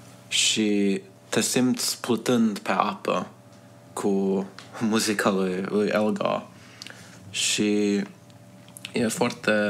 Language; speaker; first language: Romanian; early bilingual, heritage; Romanian